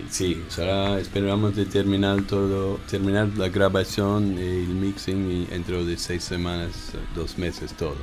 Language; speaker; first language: Spanish; non-native, fluent; English